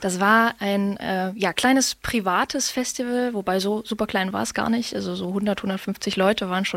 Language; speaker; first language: German; native; German